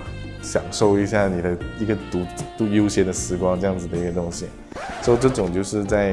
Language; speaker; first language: Chinese; native; Chinese